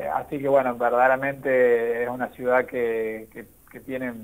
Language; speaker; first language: Spanish; native; Spanish